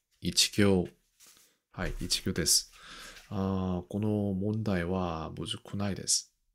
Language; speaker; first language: Japanese; non-native, learner; Korean